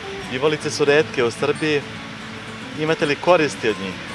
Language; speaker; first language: Bosnian; native; Bosnian